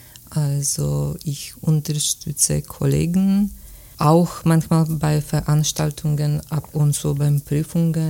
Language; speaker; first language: German; non-native, fluent; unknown